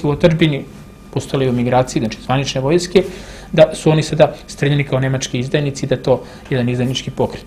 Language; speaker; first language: Serbian; native; Serbian